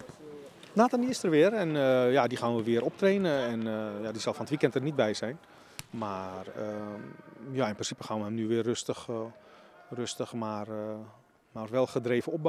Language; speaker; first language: Dutch; native; Dutch